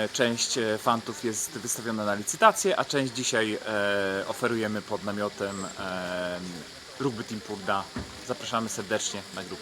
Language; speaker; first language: Polish; native; Polish